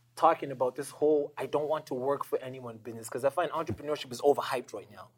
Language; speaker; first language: English; non-native, local second language; Shona